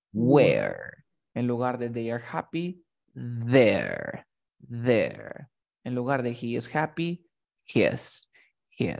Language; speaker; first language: English; non-native, fluent; Spanish